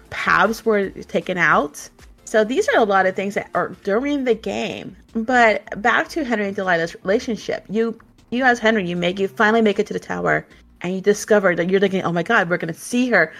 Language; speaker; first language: English; native; English